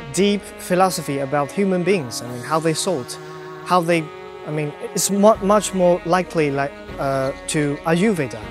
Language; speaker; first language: English; non-native, learner; Chinese